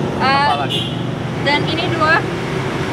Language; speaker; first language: Indonesian; non-native, learner; English